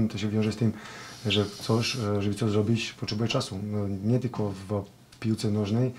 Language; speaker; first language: Polish; non-native, fluent; Serbian